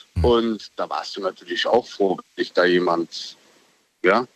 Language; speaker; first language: German; native; German